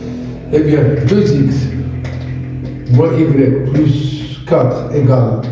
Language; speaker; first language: French; non-native, local second language; Arabic